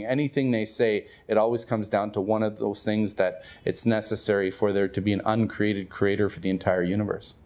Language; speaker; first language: English; native; English